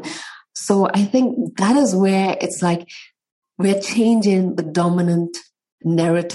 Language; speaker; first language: English; native; English